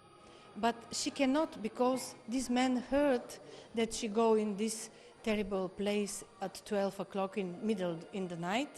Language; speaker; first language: English; non-native, learner; Bulgarian